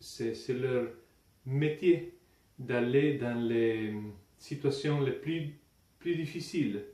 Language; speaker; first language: French; non-native, fluent; Italian